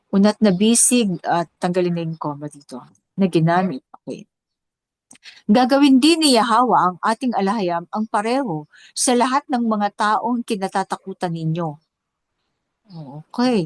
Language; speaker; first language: Filipino; native; Filipino